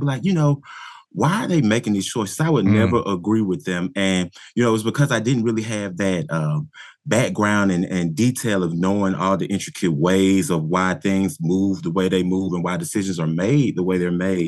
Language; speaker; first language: English; native; English